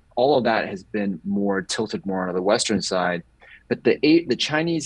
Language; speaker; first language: English; native; English